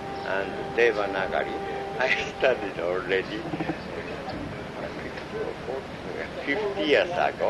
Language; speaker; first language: English; non-native, learner; Japanese